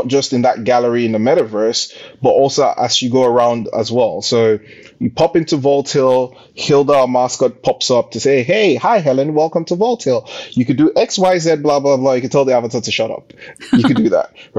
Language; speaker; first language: English; non-native, local second language; Yoruba